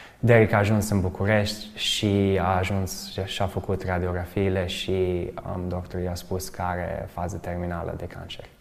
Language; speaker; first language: Romanian; early bilingual, other home language; English